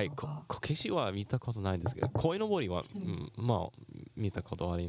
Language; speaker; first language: Japanese; non-native, fluent; English